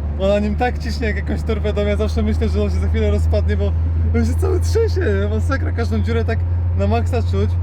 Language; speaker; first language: Polish; native; Polish